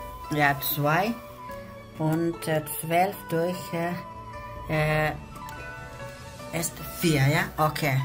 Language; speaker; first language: German; non-native, learner; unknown